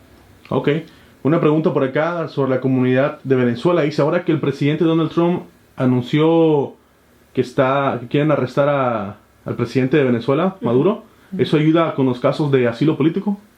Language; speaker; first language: Spanish; native; Spanish